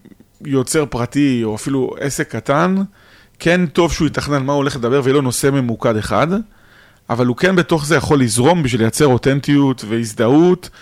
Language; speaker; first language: Hebrew; native; Hebrew